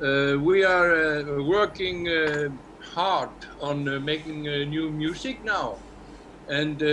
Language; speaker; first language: English; non-native, learner; Icelandic